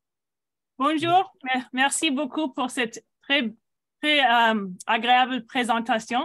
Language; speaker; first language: French; non-native, fluent; English